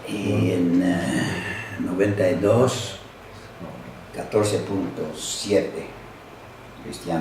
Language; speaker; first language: Spanish; non-native, fluent; English